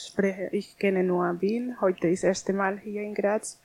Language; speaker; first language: German; non-native, learner; Spanish